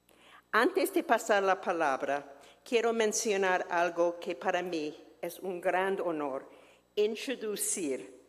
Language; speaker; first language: Spanish; non-native, fluent; English